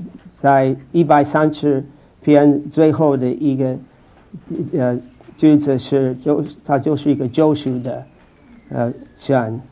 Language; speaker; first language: Chinese; non-native, fluent; English